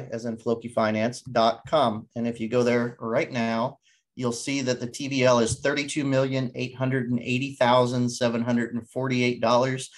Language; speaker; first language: English; native; English